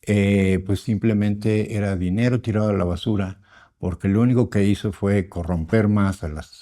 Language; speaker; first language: Spanish; native; Spanish